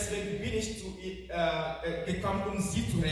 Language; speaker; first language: German; non-native, fluent; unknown